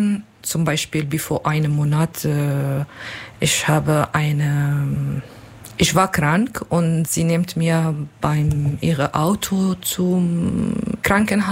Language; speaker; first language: German; non-native, learner; Kurdish